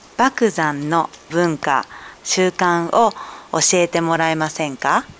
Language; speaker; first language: Japanese; native; Japanese